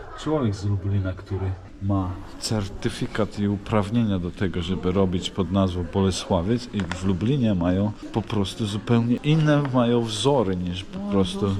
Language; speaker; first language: Polish; non-native, fluent; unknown